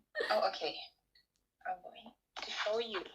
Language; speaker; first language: English; non-native, learner; French